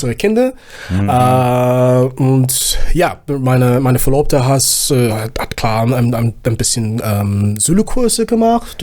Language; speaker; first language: German; non-native, learner; Zulu